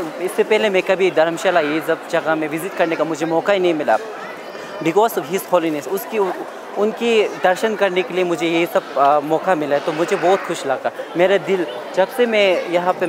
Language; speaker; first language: Hindi; non-native, local second language; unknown